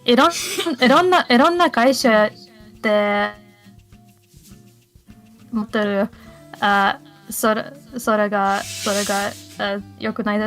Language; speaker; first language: Japanese; non-native, learner; English